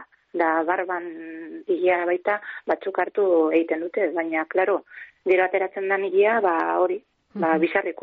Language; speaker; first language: Basque; native; Basque